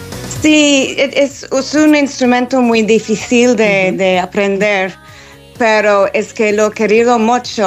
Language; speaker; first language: Spanish; non-native, learner; English